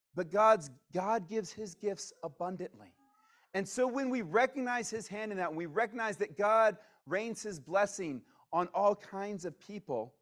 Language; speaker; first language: English; native; English